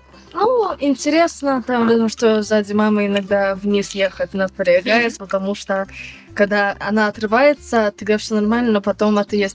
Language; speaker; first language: Russian; early bilingual, heritage; Russian